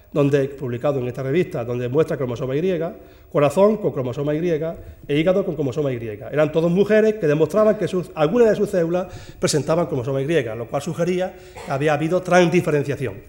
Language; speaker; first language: Spanish; native; Spanish